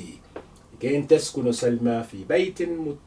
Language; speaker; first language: Arabic; non-native, fluent; English